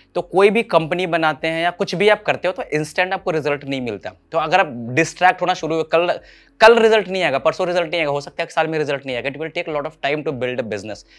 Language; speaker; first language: Hindi; native; Hindi